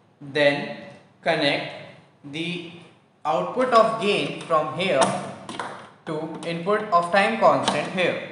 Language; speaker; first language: English; non-native, local second language; Hindi